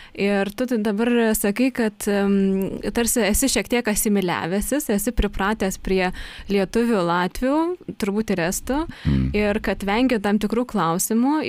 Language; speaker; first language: Lithuanian; native; Lithuanian